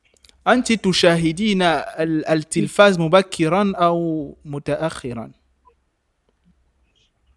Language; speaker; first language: Arabic; non-native, fluent; French